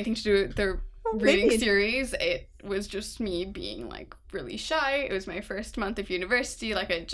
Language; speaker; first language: English; non-native, local second language; Urdu